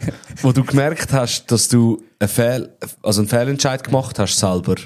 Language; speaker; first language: German; native; German